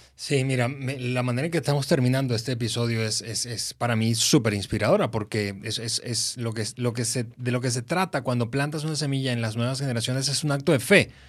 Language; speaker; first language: Spanish; native; Spanish